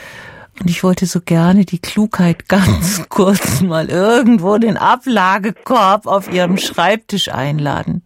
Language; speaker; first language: German; native; German